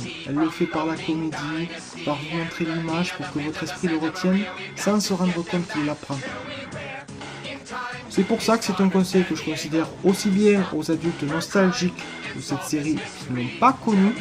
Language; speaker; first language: French; native; French